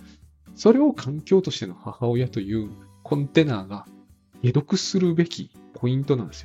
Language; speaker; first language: Japanese; native; Japanese